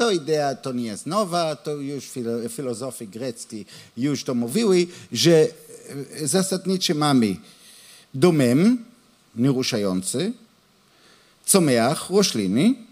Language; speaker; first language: Polish; non-native, learner; Hebrew